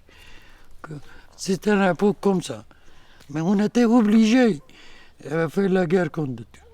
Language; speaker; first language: French; non-native, learner; Kurdish